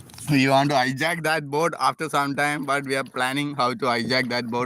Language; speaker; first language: English; non-native, local second language; Malayalam